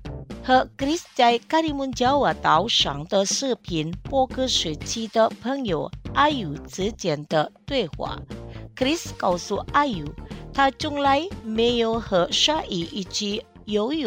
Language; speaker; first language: Chinese; non-native, fluent; Indonesian